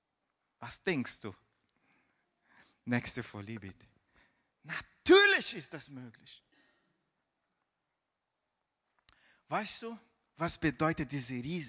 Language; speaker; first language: German; non-native, fluent; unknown